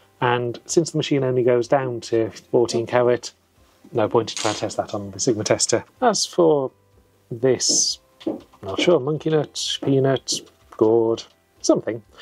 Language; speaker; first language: English; native; English